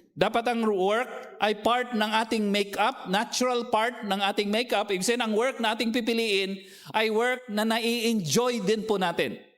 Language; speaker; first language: Filipino; non-native, local second language; Cebuano